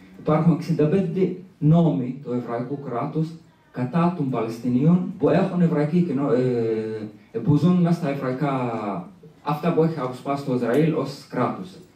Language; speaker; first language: Greek; early bilingual, other home language; Arabic